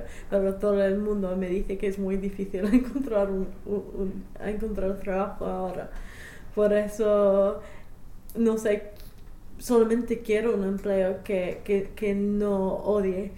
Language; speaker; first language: Spanish; non-native, fluent; English